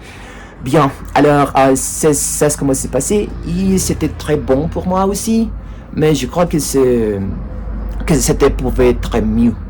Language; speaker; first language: French; non-native, learner; Spanish